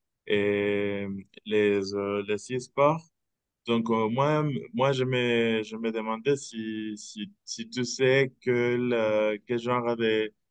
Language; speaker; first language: French; non-native, fluent; Spanish